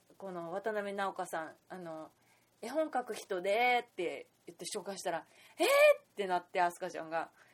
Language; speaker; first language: Japanese; native; Japanese